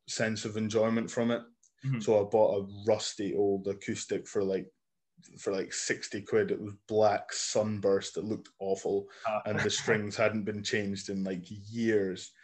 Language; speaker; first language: English; native; English